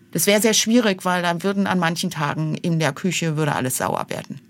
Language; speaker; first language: German; native; German